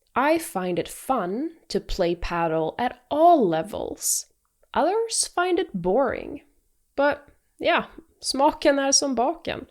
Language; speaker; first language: Swedish; native; Swedish